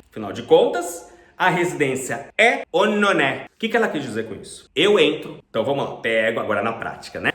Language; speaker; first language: Portuguese; native; Portuguese